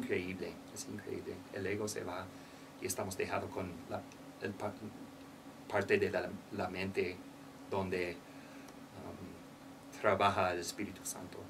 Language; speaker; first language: Spanish; non-native, learner; English